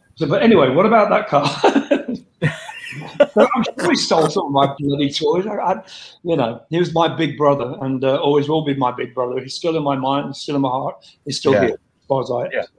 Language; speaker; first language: English; native; English